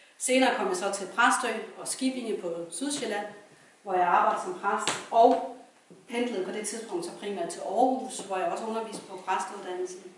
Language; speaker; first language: Danish; native; Danish